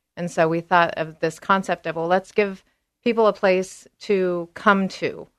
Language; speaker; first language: English; native; English